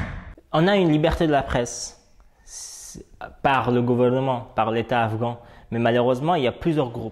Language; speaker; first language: French; non-native, fluent; Persian